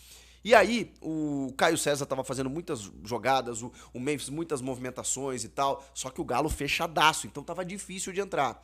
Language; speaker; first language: Portuguese; native; Portuguese